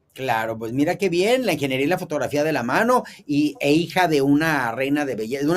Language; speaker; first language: Spanish; native; Spanish